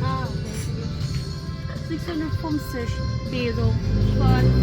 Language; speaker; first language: German; non-native, learner; Hiligaynon